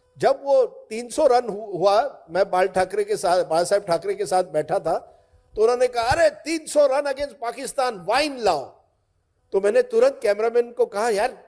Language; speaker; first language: Hindi; non-native, local second language; Marathi